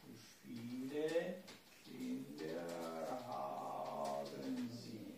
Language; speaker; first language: German; non-native, learner; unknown